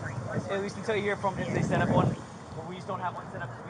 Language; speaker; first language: English; native; English